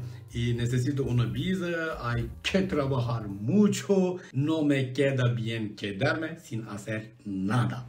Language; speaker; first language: Spanish; non-native, learner; Turkish